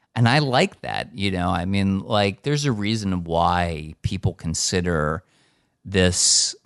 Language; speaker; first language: English; native; English